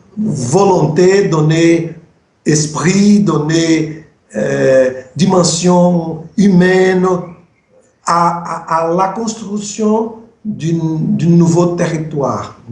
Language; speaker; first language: French; non-native, fluent; Portuguese